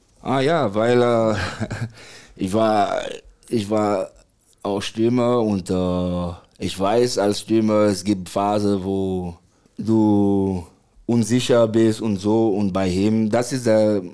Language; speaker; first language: German; non-native, fluent; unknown